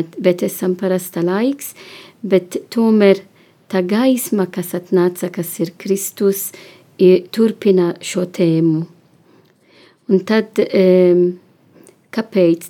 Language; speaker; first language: Latvian; non-native, learner; Italian